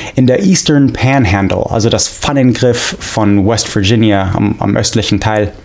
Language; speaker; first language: German; non-native, fluent; English